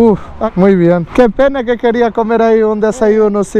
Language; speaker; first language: Spanish; non-native, learner; Portuguese